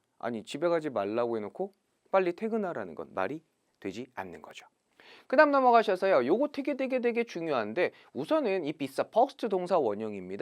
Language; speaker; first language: Korean; native; Korean